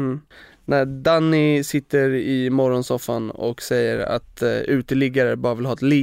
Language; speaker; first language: Swedish; native; Swedish